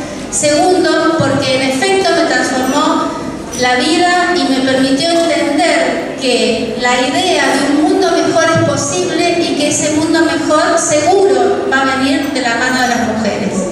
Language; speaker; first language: Spanish; native; Spanish